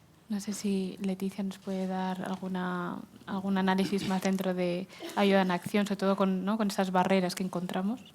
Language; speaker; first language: Spanish; native; Spanish